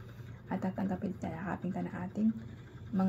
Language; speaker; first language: Filipino; native; Filipino